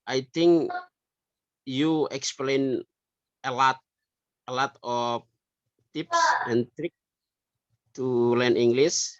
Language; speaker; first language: English; non-native, learner; Indonesian